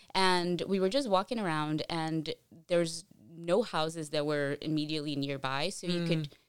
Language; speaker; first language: English; early bilingual, other home language; Portuguese